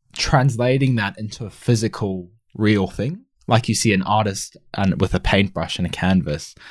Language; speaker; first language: English; native; English